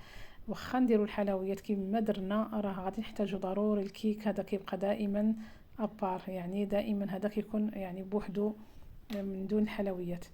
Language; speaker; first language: Arabic; native; Arabic